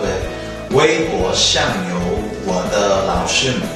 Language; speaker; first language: Chinese; non-native, learner; Korean